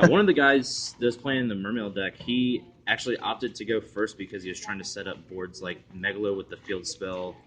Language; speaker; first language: English; native; English